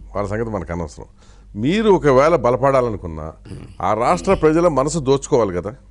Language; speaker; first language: Telugu; native; Telugu